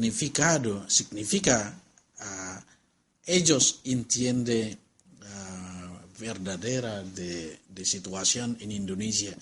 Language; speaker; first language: Spanish; non-native, learner; Indonesian